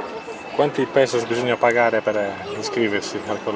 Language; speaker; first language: Italian; native; Italian